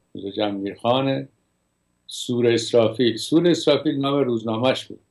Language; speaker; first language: Persian; native; Persian